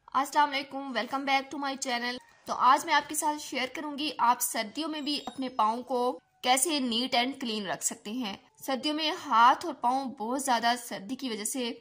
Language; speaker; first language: Urdu; native; Urdu